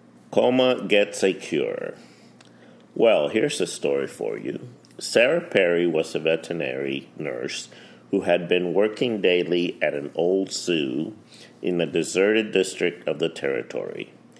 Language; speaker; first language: English; early bilingual, other home language; Spanish